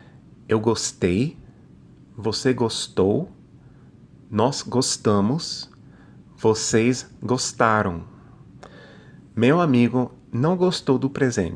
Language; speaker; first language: Portuguese; non-native, fluent; English